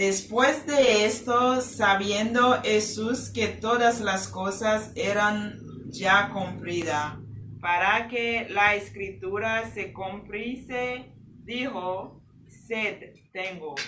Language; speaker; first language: Spanish; non-native, learner; Haitian Creole